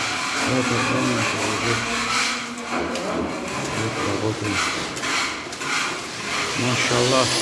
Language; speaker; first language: Russian; non-native, learner; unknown